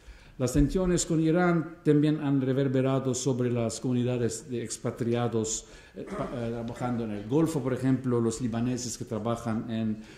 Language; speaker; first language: Spanish; non-native, fluent; Arabic